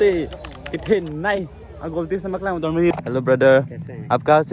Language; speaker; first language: Hindi; non-native, local second language; Karbi